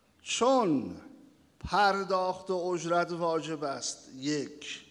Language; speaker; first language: Persian; native; Persian